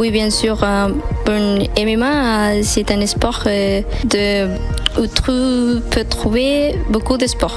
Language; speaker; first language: French; non-native, fluent; Spanish